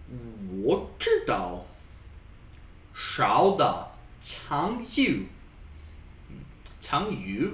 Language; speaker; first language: Chinese; non-native, learner; English